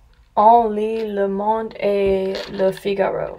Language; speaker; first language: French; non-native, learner; English